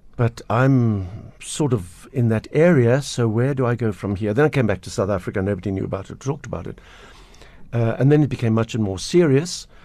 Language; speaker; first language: English; native; English